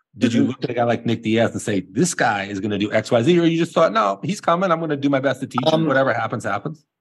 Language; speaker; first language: English; native; English